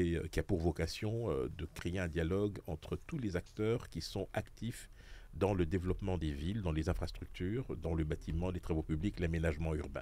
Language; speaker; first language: French; native; French